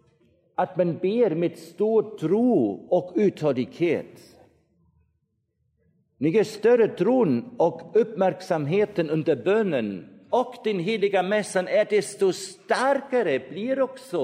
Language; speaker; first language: Swedish; non-native, fluent; German